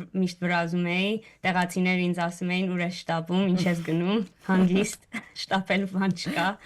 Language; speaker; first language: Armenian; early bilingual, heritage; Armenian